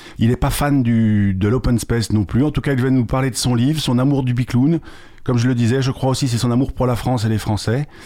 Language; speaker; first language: French; native; French